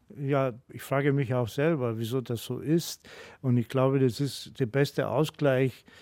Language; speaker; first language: German; non-native, fluent; Greek